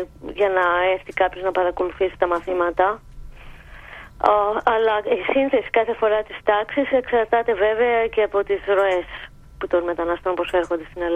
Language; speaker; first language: Greek; native; Greek